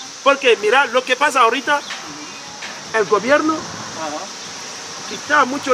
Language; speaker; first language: Spanish; non-native, learner; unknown